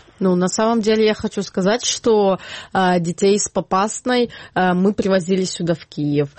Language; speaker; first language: Russian; native; Russian